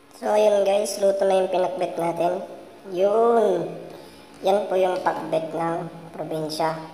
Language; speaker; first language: Filipino; non-native, local second language; Iloko